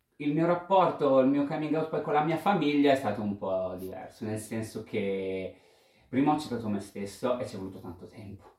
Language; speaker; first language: Italian; native; Italian